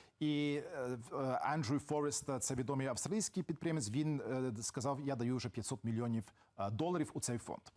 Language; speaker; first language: Ukrainian; early bilingual, heritage; Ukrainian